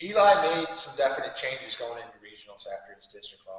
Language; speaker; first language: English; native; English